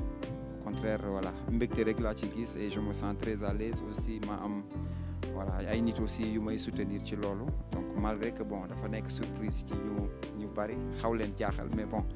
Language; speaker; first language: French; non-native, local second language; Wolof